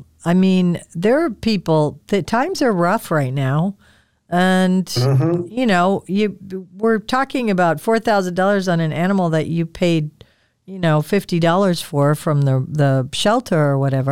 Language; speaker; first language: English; native; English